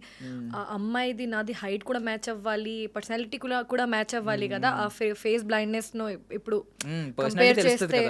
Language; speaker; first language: Telugu; non-native, learner; Hindi